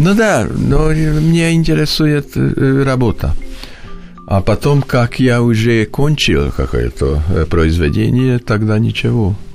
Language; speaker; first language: Russian; non-native, learner; Hungarian